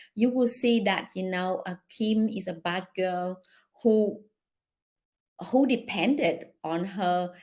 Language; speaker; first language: English; non-native, fluent; Vietnamese